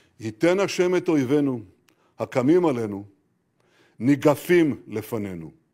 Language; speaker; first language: Hebrew; native; Hebrew